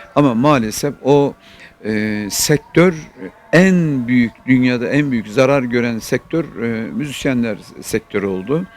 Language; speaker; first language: Turkish; native; Turkish